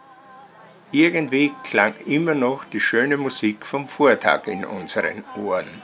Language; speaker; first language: German; native; German